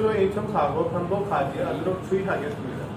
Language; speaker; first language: Korean; non-native, learner; Urdu